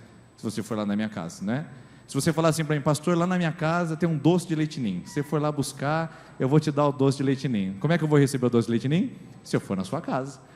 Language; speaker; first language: Portuguese; native; Portuguese